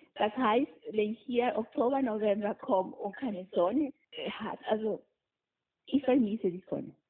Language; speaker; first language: German; non-native, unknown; Spanish